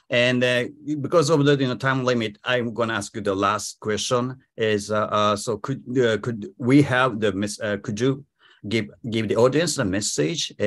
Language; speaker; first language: English; non-native, fluent; Japanese